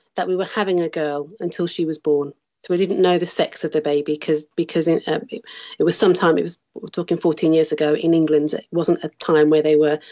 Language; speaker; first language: English; native; English